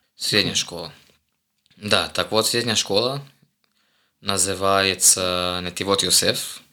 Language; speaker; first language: Russian; non-native, fluent; Hebrew